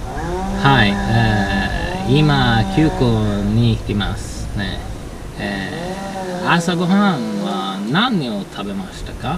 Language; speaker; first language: Japanese; non-native, learner; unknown